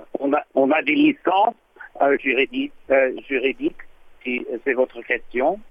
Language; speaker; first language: French; non-native, learner; English